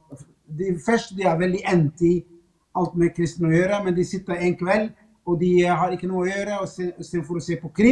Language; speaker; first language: Swedish; non-native, fluent; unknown